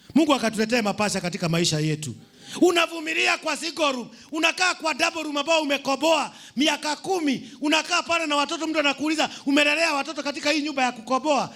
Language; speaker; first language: Swahili; non-native, local second language; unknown